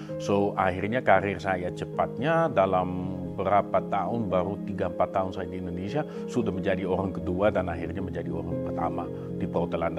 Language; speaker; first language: Indonesian; non-native, fluent; Dutch